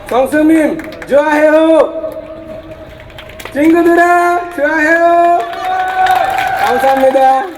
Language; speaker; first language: Korean; non-native, learner; Bangla